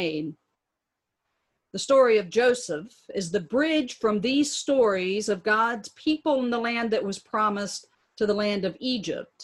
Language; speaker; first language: English; native; English